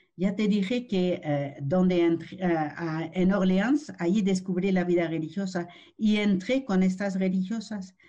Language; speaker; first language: Spanish; non-native, fluent; French